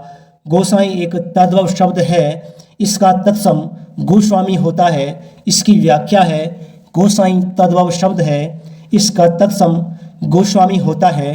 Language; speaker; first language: Hindi; native; Hindi